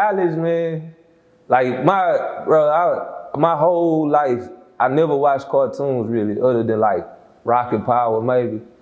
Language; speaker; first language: English; native; English